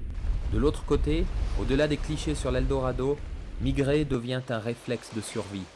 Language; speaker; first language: French; native; French